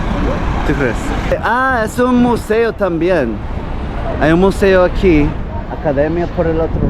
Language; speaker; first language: Spanish; non-native, fluent; English